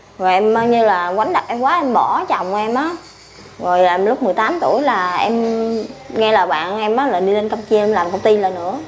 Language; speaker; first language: Vietnamese; early bilingual, heritage; Vietnamese